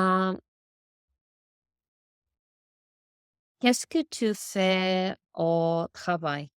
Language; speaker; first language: French; non-native, learner; Russian